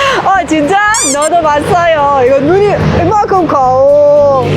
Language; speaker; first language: Korean; non-native, learner; Persian